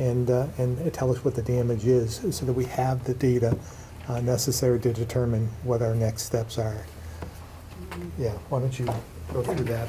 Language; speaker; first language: English; native; English